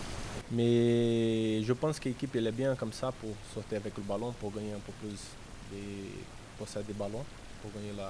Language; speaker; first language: French; non-native, learner; Portuguese